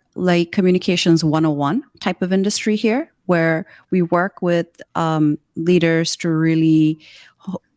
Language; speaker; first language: English; non-native, local second language; Urdu